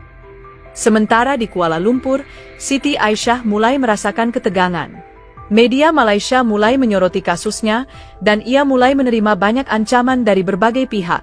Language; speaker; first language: Indonesian; native; Indonesian